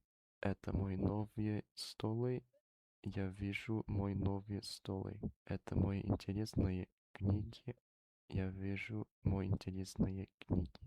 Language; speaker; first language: Russian; non-native, learner; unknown